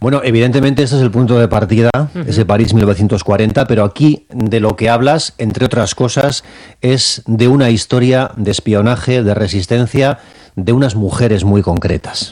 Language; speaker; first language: Spanish; native; Spanish